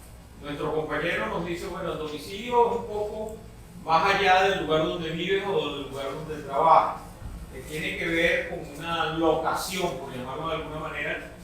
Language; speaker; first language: Spanish; native; Spanish